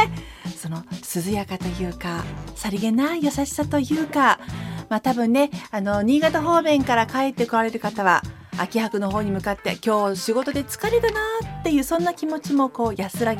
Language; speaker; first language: Japanese; native; Japanese